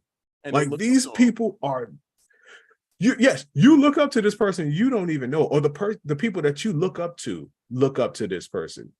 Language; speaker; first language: English; native; English